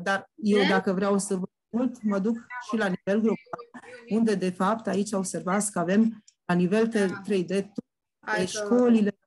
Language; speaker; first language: Romanian; native; Romanian